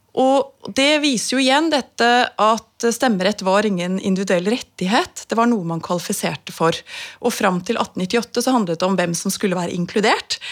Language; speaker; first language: Norwegian; native; Norwegian